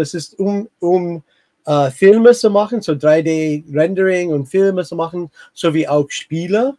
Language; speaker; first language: German; non-native, fluent; English